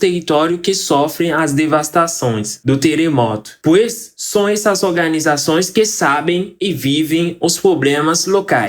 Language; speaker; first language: Portuguese; non-native, fluent; Haitian Creole